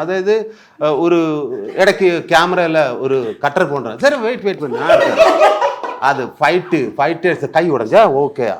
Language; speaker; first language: Tamil; non-native, learner; Malayalam